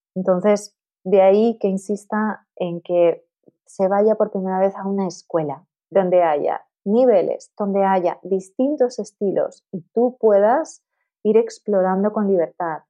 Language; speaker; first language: Spanish; native; Spanish